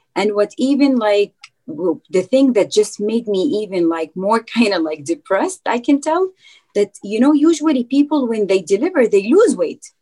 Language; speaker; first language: English; non-native, fluent; Arabic